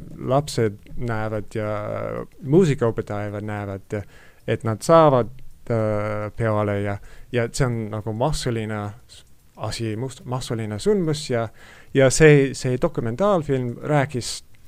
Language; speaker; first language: Estonian; non-native, fluent; English